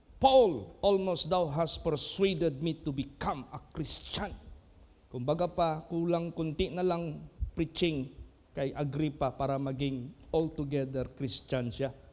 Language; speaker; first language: Filipino; non-native, local second language; Cebuano